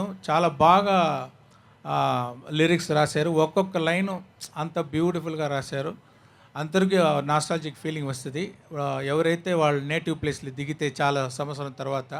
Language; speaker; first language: Telugu; non-native, learner; Tamil